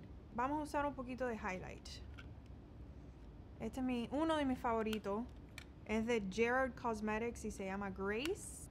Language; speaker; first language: Spanish; early bilingual, heritage; Spanish